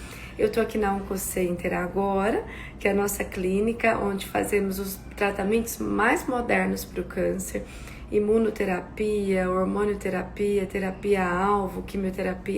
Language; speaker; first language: Portuguese; native; Portuguese